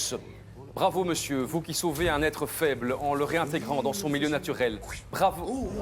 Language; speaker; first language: French; native; French